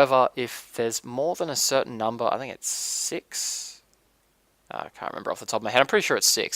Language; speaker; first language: English; native; English